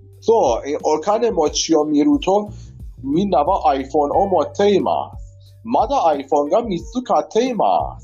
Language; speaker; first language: Japanese; non-native, learner; Persian